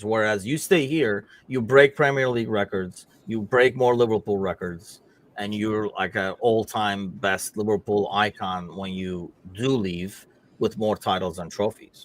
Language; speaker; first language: English; native; English